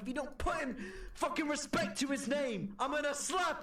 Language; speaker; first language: English; native; English